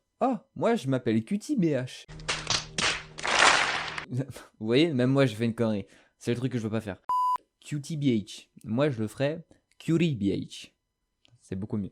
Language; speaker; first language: French; native; French